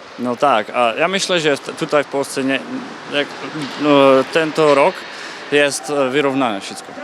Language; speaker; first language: Polish; non-native, learner; Czech